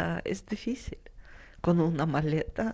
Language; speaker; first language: Spanish; non-native, learner; Russian